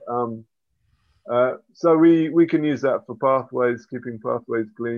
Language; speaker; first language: English; native; English